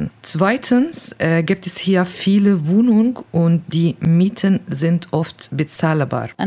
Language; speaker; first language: German; non-native, learner; Kurdish